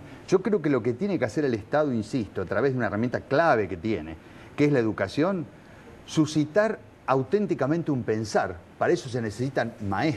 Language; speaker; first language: Spanish; native; Spanish